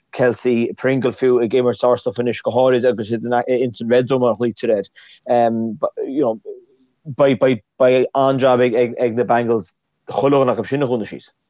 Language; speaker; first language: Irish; native; Irish